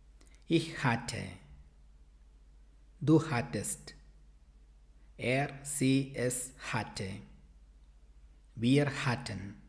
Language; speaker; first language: German; non-native, fluent; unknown